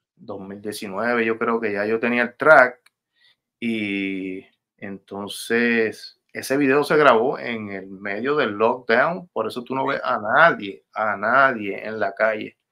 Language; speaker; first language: Spanish; native; Spanish